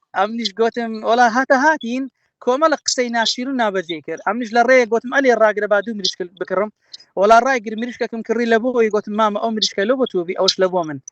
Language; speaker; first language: Central Kurdish; native; Central Kurdish